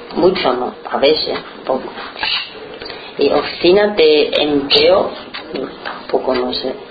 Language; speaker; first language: Spanish; non-native, learner; Chinese